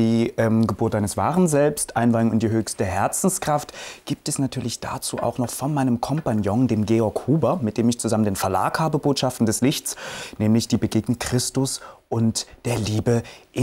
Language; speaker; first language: German; native; German